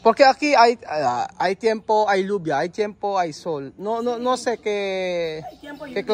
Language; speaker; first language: Spanish; non-native, learner; Filipino